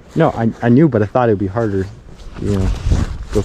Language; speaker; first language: English; native; English